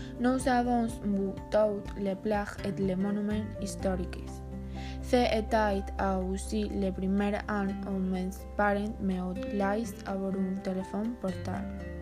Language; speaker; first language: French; non-native, learner; Spanish